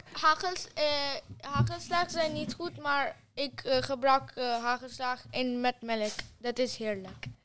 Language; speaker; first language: Dutch; early bilingual, other home language; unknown